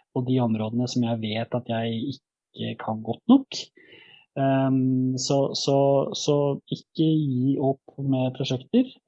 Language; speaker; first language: Norwegian; early bilingual, other home language; Bosnian